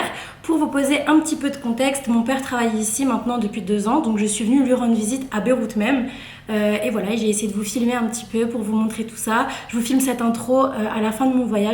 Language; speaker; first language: French; native; French